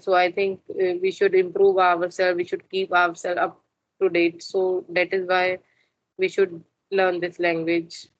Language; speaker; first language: English; non-native, learner; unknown